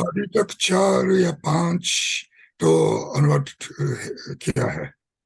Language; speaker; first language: Hindi; non-native, fluent; Japanese